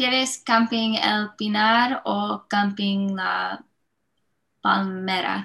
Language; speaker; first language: Spanish; non-native, learner; English